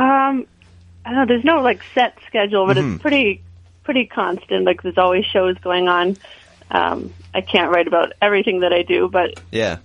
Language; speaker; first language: English; native; English